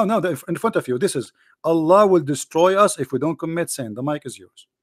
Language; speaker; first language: English; non-native, fluent; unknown